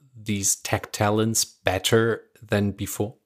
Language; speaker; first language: English; non-native, fluent; Persian